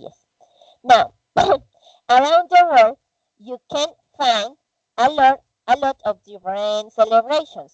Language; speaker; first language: English; non-native, fluent; Spanish